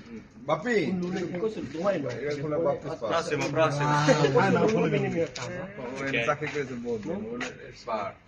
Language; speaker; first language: Italian; non-native, learner; Bangla